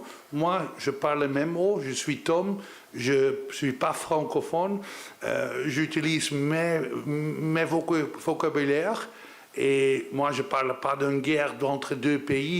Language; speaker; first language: French; non-native, learner; Dutch